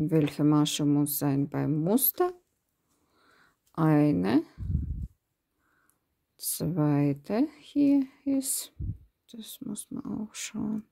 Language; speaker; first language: German; non-native, learner; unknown